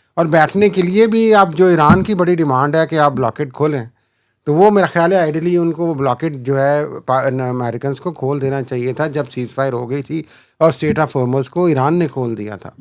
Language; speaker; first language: Urdu; non-native, local second language; Punjabi